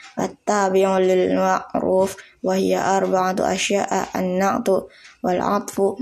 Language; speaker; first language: Arabic; non-native, learner; Indonesian